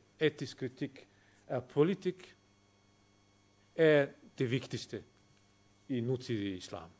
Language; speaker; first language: Danish; non-native, fluent; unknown